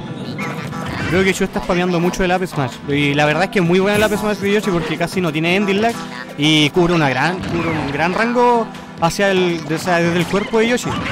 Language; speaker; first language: Spanish; native; Spanish